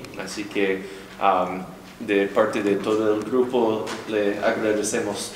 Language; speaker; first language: Spanish; non-native, fluent; English